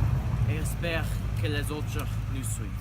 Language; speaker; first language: French; non-native, learner; English